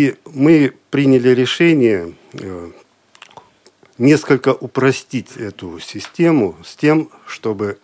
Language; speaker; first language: Russian; native; Russian